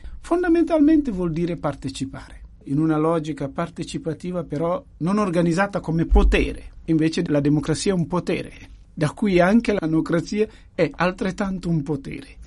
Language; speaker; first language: Italian; non-native, fluent; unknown